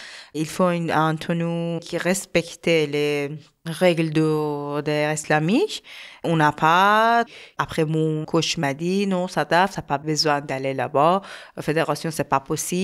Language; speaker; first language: French; non-native, learner; Persian